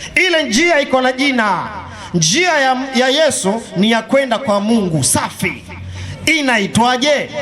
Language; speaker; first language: Swahili; native; Swahili